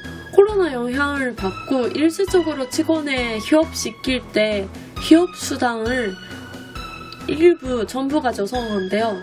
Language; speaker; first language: Korean; non-native, fluent; Japanese